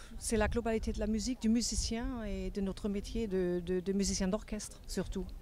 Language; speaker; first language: French; non-native, fluent; German